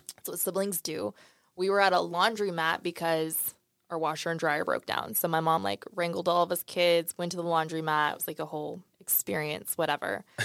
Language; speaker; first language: English; native; English